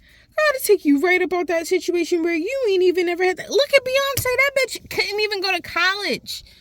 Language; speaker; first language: English; native; English